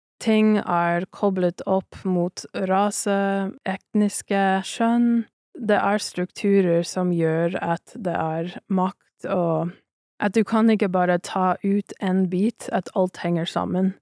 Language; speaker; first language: Norwegian; non-native, fluent; English